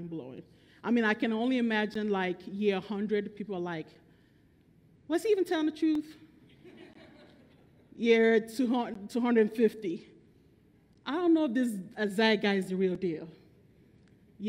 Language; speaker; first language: English; non-native, local second language; Igbo